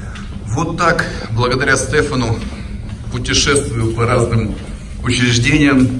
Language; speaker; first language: Russian; native; Russian